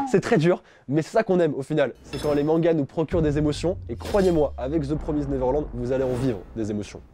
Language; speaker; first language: French; native; French